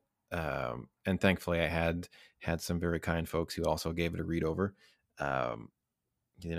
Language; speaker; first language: English; native; English